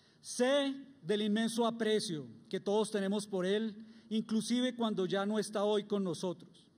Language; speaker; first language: Spanish; native; Spanish